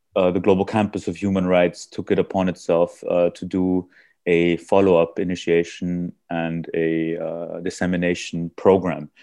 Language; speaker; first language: English; early bilingual, heritage; German